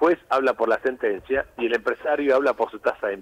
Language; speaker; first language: Spanish; native; Spanish